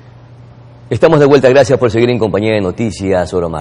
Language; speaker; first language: Spanish; native; Spanish